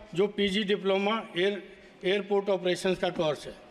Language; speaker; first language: Hindi; native; Hindi